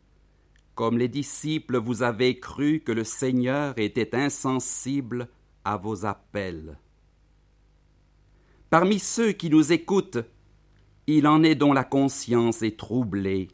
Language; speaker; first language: French; native; French